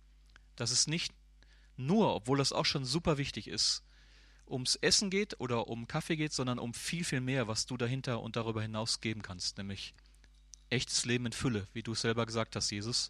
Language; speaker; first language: German; native; German